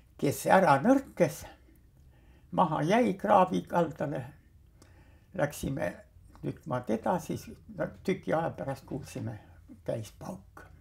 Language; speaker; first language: Estonian; native; Estonian